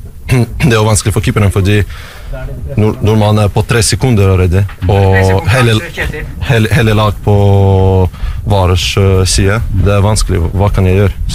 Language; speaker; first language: Norwegian; non-native, learner; Russian